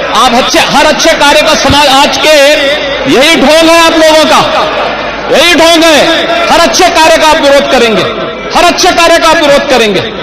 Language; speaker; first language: Hindi; native; Hindi